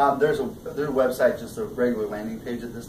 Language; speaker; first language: English; native; English